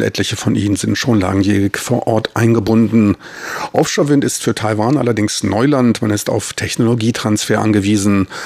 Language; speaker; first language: German; native; German